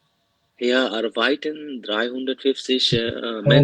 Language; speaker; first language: German; non-native, learner; Bangla